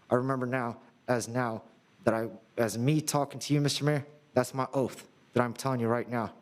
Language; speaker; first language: English; non-native, fluent; Russian